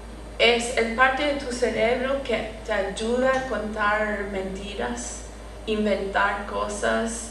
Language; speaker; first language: Spanish; non-native, fluent; English